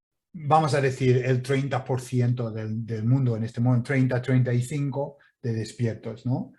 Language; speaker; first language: Spanish; non-native, fluent; English